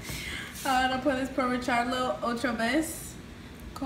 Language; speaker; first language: Spanish; non-native, learner; English